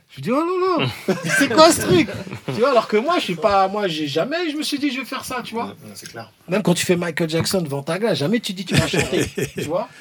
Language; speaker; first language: French; native; French